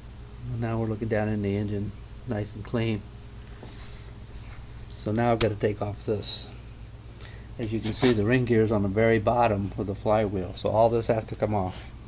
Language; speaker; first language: English; native; English